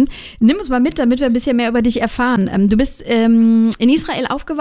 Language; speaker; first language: German; native; German